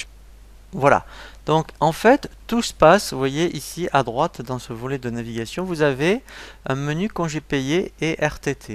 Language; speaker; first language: French; native; French